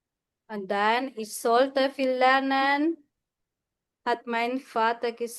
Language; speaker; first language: German; non-native, fluent; Filipino